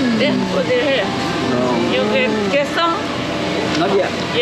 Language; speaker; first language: English; non-native, learner; Lao